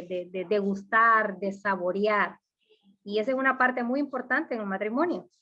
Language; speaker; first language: Spanish; native; Spanish